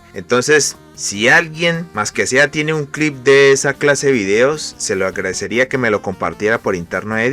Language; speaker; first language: Spanish; native; Spanish